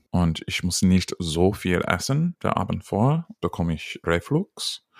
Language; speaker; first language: German; non-native, learner; English